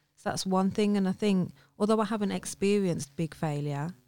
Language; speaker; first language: English; native; English